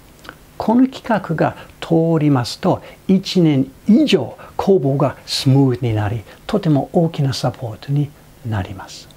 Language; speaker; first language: Japanese; non-native, fluent; English